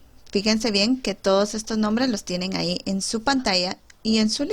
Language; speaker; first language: Spanish; native; Spanish